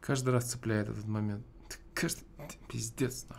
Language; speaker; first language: Russian; native; Russian